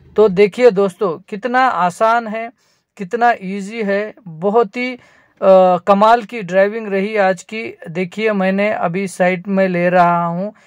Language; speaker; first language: Hindi; non-native, local second language; Marathi